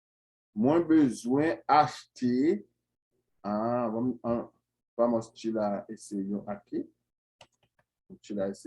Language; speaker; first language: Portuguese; non-native, fluent; Haitian Creole